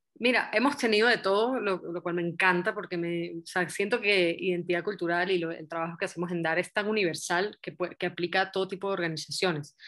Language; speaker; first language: Spanish; native; Spanish